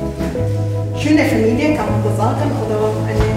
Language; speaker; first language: German; non-native, learner; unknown